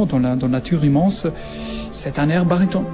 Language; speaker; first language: French; non-native, learner; German